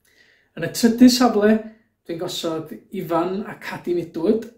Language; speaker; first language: Welsh; native; Welsh